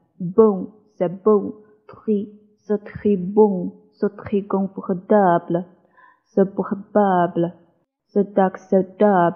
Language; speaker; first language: French; non-native, learner; Chinese